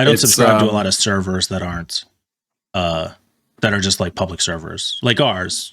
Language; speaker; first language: English; native; English